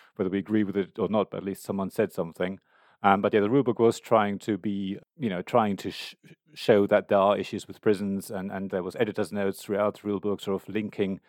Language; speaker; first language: English; non-native, fluent; German